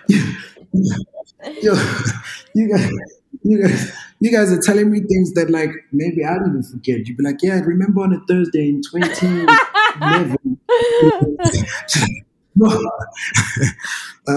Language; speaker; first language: English; non-native, local second language; Zulu